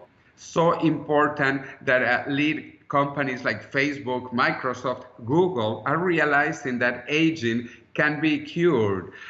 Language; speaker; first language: English; non-native, fluent; Spanish